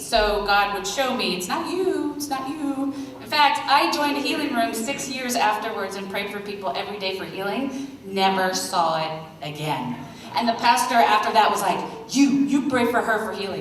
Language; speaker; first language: English; native; English